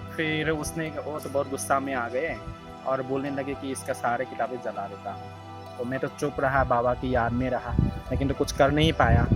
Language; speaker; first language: Hindi; non-native, local second language; Assamese